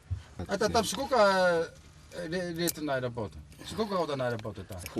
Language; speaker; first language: Russian; non-native, learner; Korean